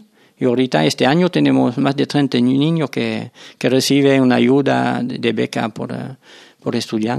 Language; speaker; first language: Spanish; non-native, fluent; French